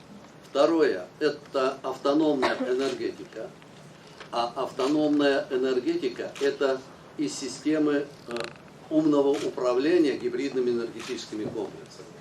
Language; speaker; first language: Russian; native; Russian